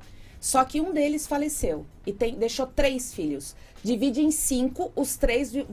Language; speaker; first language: Portuguese; native; Portuguese